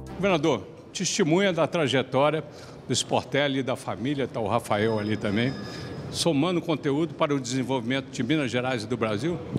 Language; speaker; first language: Portuguese; native; Portuguese